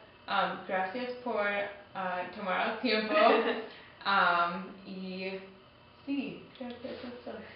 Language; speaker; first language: Spanish; non-native, learner; English